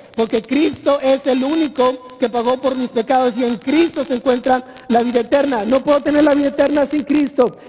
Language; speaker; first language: Spanish; native; Spanish